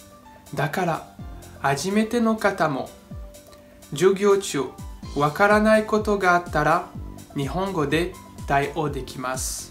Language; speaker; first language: Japanese; non-native, fluent; French